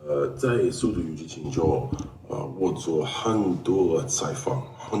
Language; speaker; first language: Chinese; non-native, learner; English